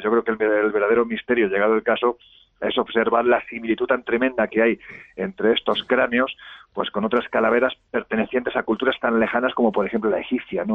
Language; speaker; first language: Spanish; native; Spanish